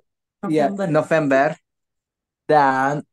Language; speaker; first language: Indonesian; non-native, learner; Spanish